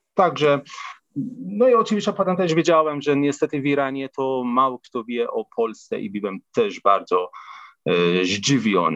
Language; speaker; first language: Polish; non-native, fluent; Persian